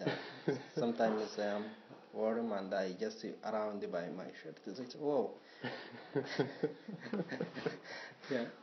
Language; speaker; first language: English; non-native, learner; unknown